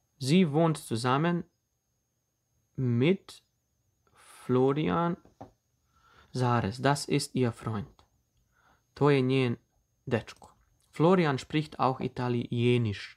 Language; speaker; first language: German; non-native, fluent; Bosnian